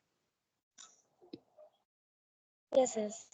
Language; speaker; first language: English; non-native, learner; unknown